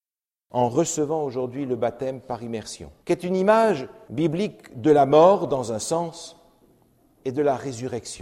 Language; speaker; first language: French; native; French